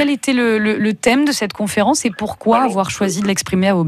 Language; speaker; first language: French; native; French